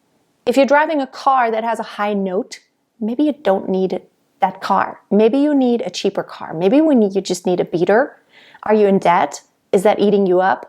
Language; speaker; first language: English; non-native, fluent; German